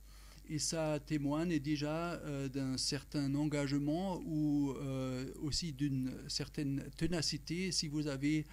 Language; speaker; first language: French; non-native, fluent; German